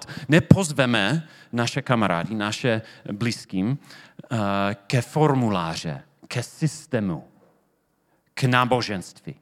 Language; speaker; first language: Czech; non-native, fluent; English